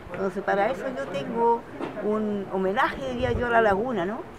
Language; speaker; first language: Spanish; native; Spanish